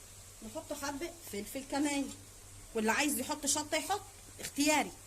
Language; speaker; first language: Arabic; native; Arabic